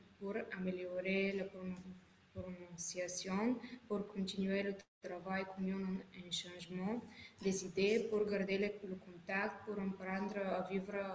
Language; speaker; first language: French; non-native, learner; Bulgarian